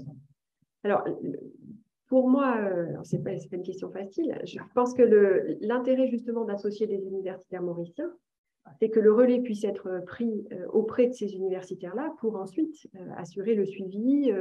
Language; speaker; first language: French; native; French